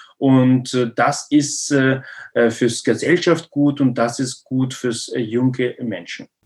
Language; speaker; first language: German; non-native, learner; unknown